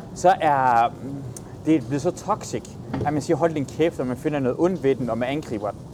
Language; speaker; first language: Danish; early bilingual, other home language; Persian